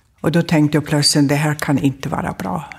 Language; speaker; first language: Swedish; non-native, fluent; German